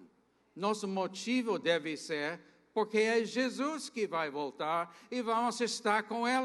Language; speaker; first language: Portuguese; non-native, fluent; English